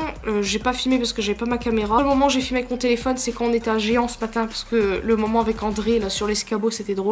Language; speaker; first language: French; native; French